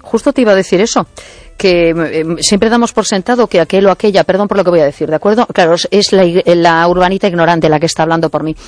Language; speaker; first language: Spanish; native; Spanish